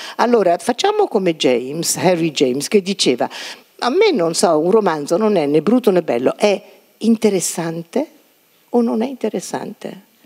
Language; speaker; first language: Italian; native; Italian